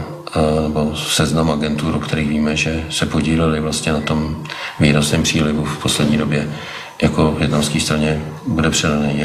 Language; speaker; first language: Czech; native; Czech